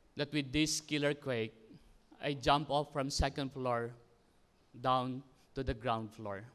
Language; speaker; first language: English; non-native, local second language; Filipino